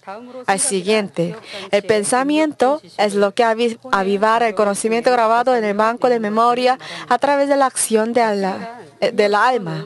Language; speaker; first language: Spanish; non-native, learner; Korean